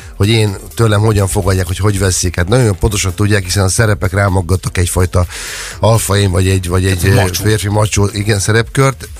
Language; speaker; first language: Hungarian; native; Hungarian